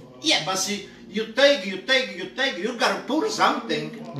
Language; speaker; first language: English; non-native, learner; Italian